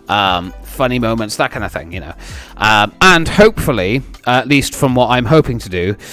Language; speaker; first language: English; native; English